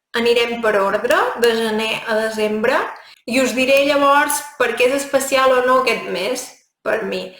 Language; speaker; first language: Catalan; native; Catalan